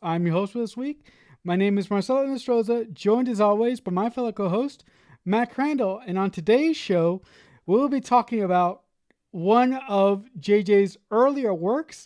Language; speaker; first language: English; native; English